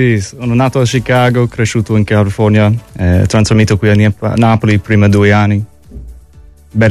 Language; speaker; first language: Italian; non-native, learner; English